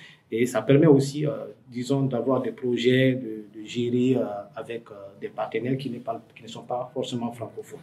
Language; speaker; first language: French; non-native, local second language; Fula